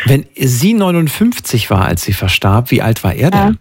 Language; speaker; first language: German; native; German